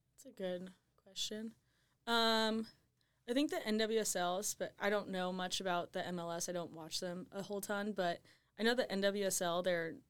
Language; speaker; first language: English; native; English